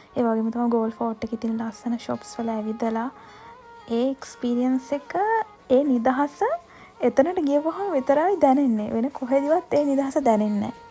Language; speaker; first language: Sinhala; native; Sinhala